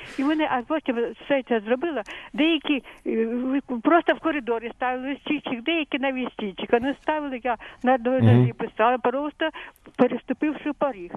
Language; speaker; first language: Ukrainian; native; Ukrainian